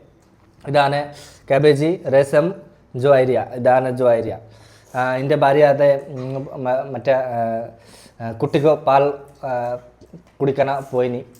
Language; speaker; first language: Malayalam; early bilingual, heritage; Malayalam